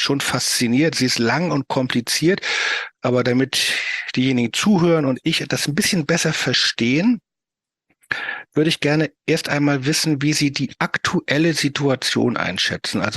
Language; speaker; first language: German; native; German